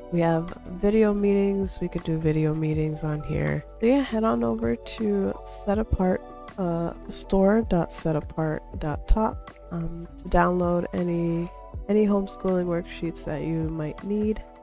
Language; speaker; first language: English; native; English